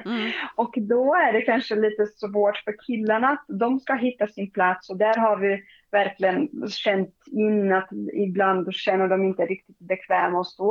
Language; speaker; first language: Swedish; non-native, fluent; Portuguese